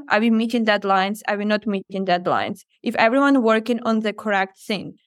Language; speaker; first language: English; non-native, fluent; Ukrainian